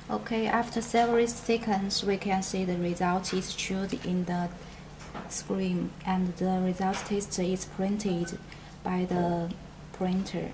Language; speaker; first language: English; non-native, learner; Chinese